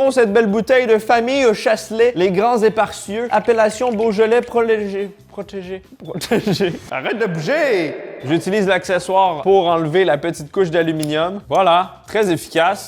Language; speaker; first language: French; native; French